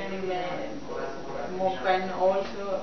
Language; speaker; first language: English; non-native, learner; Sinhala